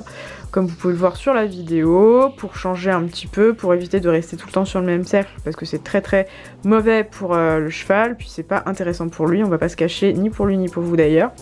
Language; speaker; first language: French; native; French